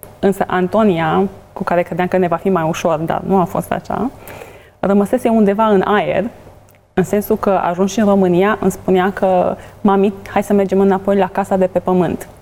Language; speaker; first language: Romanian; native; Romanian